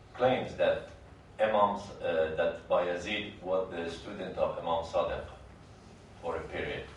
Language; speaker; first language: English; non-native, fluent; Persian